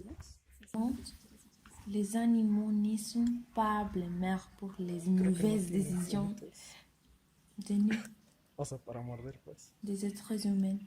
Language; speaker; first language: French; non-native, learner; Spanish